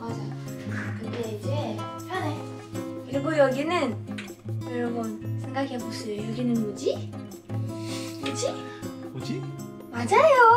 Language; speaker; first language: Korean; non-native, learner; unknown